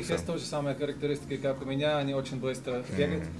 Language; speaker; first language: Russian; non-native, learner; Ukrainian